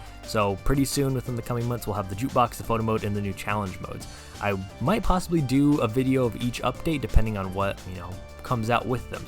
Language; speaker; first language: English; native; English